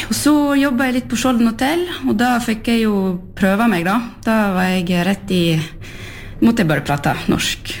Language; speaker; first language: Norwegian; non-native, fluent; French